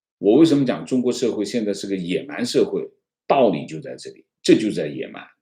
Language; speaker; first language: Chinese; native; Chinese